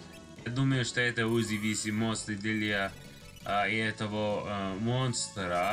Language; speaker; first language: Russian; non-native, learner; English